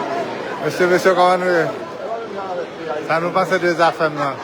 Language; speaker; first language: French; non-native, local second language; Haitian Creole